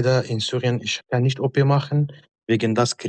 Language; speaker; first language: German; non-native, learner; Arabic